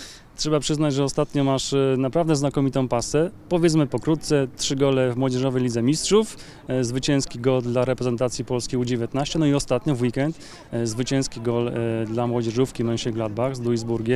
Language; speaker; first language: Polish; native; Polish